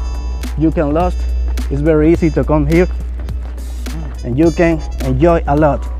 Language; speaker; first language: English; non-native, learner; Spanish